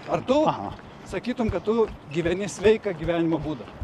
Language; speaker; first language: Lithuanian; native; Lithuanian